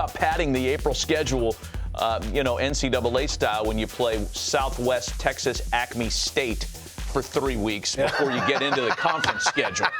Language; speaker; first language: English; native; English